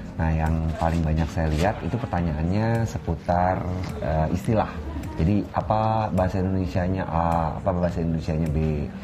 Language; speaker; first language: Indonesian; non-native, local second language; Minangkabau